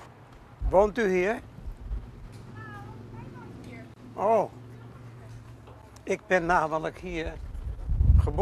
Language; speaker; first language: German; non-native, fluent; Dutch